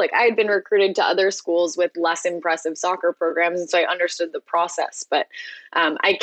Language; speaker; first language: English; native; English